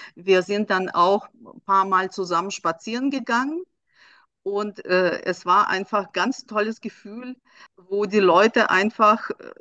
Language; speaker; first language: German; non-native, fluent; Russian